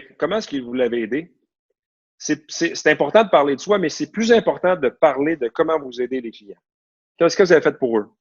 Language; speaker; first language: French; native; French